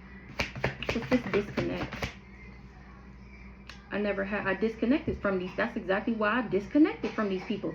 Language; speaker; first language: English; native; English